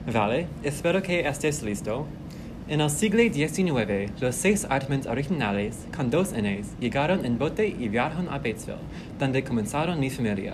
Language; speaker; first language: Spanish; non-native, learner; English